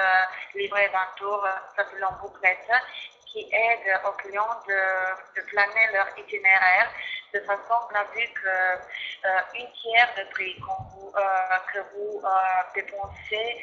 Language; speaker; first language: French; non-native, fluent; Croatian